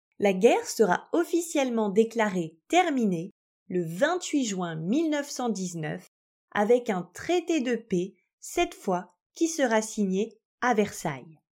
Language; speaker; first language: French; native; French